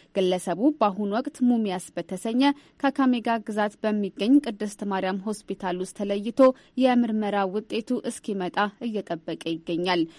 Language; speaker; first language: Amharic; native; Amharic